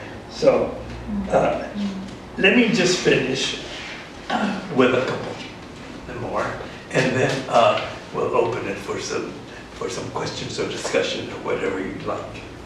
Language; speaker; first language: English; early bilingual, other home language; Spanish